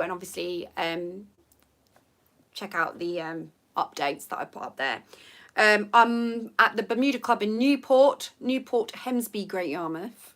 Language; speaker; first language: English; native; English